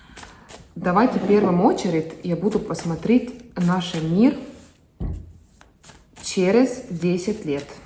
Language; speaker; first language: Russian; non-native, fluent; Estonian